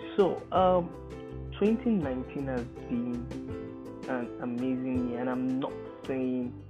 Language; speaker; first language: English; non-native, local second language; Yoruba